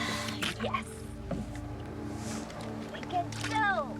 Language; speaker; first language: English; non-native, learner; Chinese